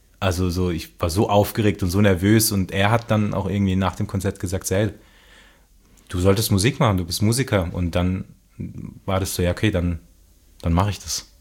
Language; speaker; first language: German; native; German